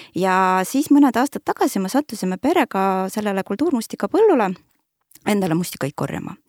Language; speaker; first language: Estonian; non-native, local second language; Russian